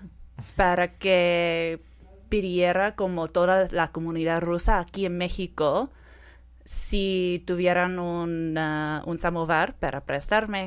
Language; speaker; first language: Spanish; non-native, fluent; Persian